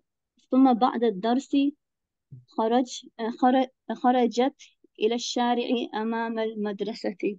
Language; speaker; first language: Arabic; non-native, learner; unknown